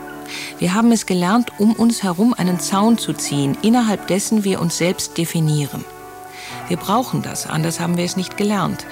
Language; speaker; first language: German; native; German